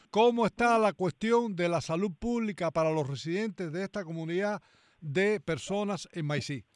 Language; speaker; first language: Spanish; native; Spanish